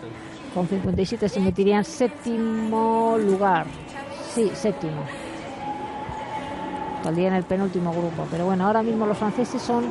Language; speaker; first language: Spanish; native; Spanish